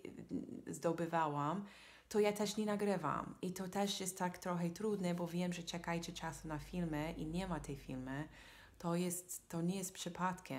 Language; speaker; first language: Polish; non-native, fluent; English